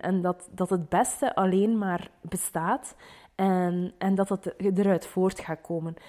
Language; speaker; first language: Dutch; native; Dutch